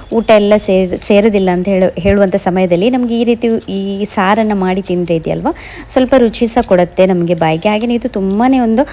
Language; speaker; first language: Kannada; non-native, local second language; Konkani